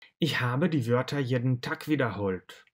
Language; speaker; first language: German; non-native, fluent; Russian